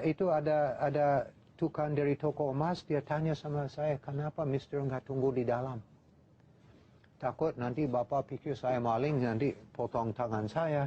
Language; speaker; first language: Indonesian; non-native, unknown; English